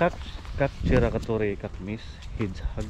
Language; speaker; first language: Russian; non-native, learner; Cebuano